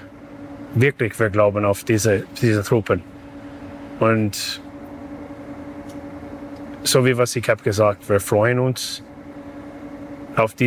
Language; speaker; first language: German; non-native, learner; English